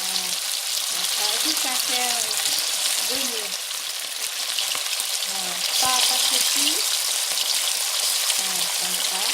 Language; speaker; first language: French; non-native, learner; Vietnamese